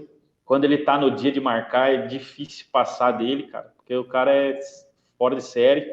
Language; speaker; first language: Portuguese; native; Portuguese